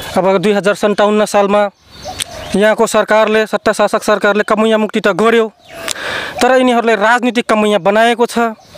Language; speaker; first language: Nepali; non-native, local second language; Rana Tharu